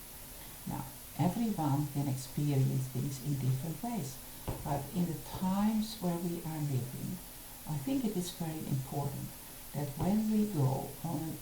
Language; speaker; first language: English; non-native, fluent; Dutch